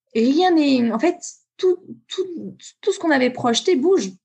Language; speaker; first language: French; native; French